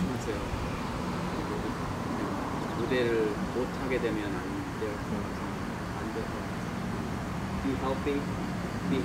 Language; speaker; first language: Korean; early bilingual, heritage; English